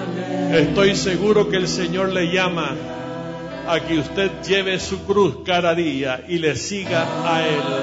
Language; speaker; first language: Spanish; native; Spanish